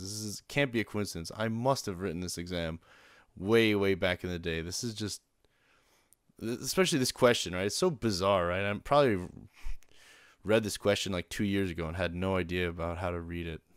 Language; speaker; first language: English; native; English